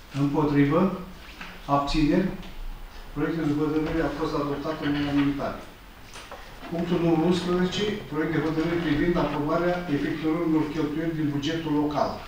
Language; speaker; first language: Romanian; native; Romanian